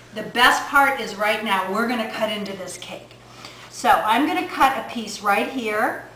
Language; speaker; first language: English; native; English